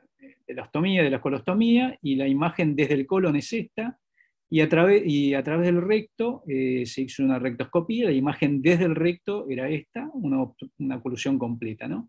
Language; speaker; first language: Spanish; native; Spanish